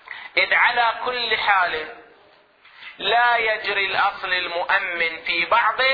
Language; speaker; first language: Arabic; native; Arabic